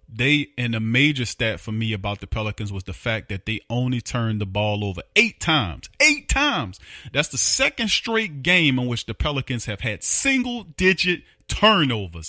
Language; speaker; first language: English; native; English